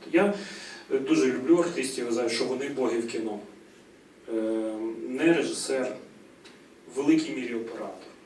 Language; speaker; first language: Ukrainian; native; Ukrainian